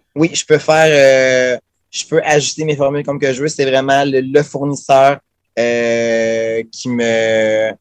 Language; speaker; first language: French; native; French